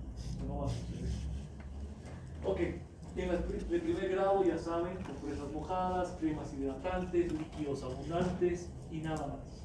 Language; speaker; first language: Spanish; native; Spanish